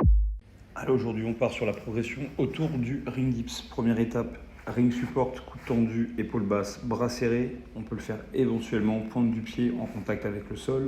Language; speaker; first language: French; native; French